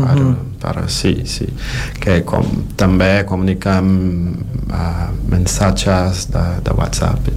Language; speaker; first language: Catalan; non-native, learner; Portuguese